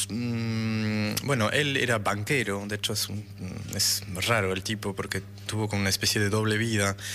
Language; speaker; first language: Spanish; non-native, fluent; French